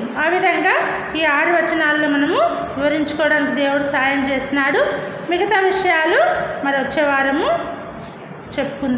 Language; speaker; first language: Telugu; native; Telugu